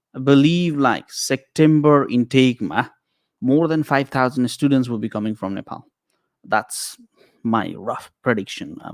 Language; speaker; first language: English; non-native, local second language; Nepali